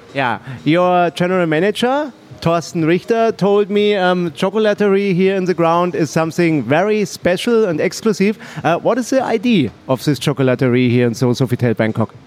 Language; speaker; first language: English; non-native, learner; German